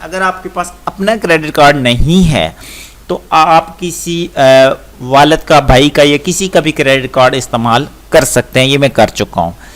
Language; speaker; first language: Urdu; non-native, local second language; Punjabi